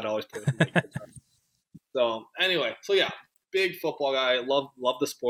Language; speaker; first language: English; native; English